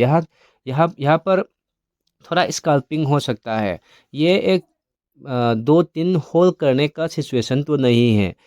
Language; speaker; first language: Hindi; non-native, local second language; Manipuri